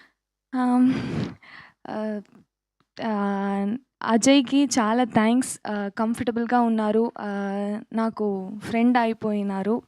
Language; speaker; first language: Telugu; non-native, local second language; Tamil